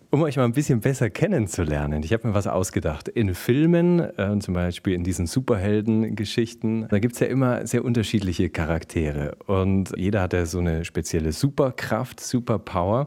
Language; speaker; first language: German; native; German